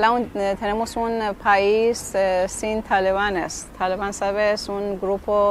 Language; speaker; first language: Spanish; non-native, learner; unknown